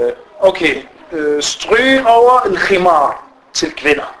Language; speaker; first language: Danish; non-native, fluent; Arabic